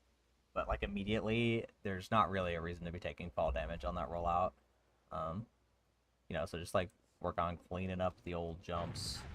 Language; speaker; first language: English; native; English